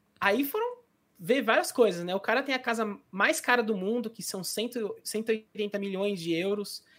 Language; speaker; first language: Portuguese; native; Portuguese